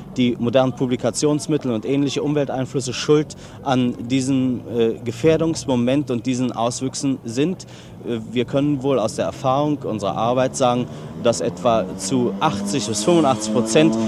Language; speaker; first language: German; native; German